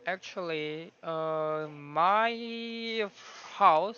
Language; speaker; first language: English; non-native, learner; Korean